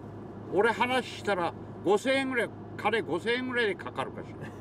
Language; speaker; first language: Japanese; native; Japanese